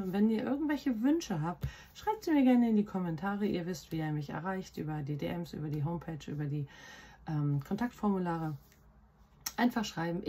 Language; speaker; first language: German; native; German